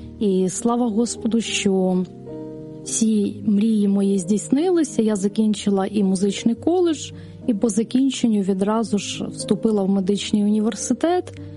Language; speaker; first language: Ukrainian; native; Ukrainian